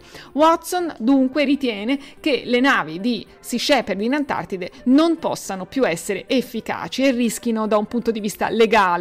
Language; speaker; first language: Italian; native; Italian